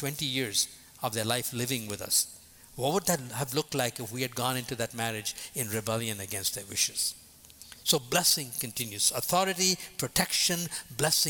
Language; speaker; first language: English; non-native, local second language; Tamil